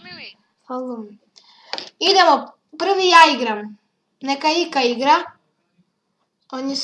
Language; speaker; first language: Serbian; early bilingual, heritage; Serbian